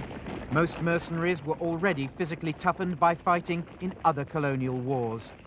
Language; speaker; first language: English; native; English